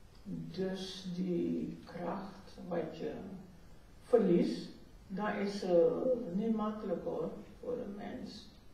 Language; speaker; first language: Dutch; non-native, local second language; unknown